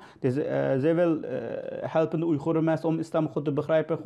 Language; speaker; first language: Dutch; non-native, learner; Uyghur